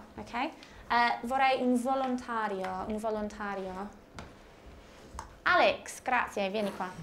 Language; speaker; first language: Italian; non-native, fluent; English